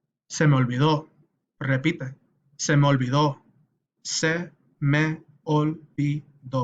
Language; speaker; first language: Spanish; non-native, fluent; English